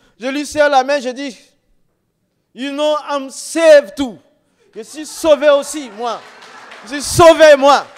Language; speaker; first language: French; non-native, local second language; Dyula